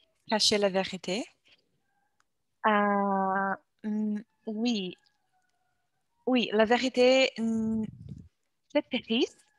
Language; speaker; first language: French; non-native, learner; Portuguese